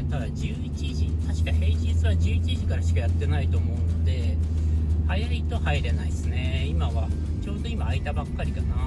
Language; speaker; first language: Japanese; native; Japanese